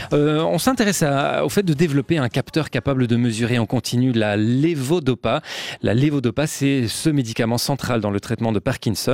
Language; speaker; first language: French; native; French